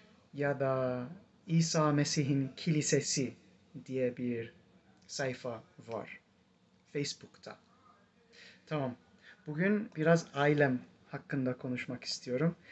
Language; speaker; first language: Turkish; non-native, fluent; English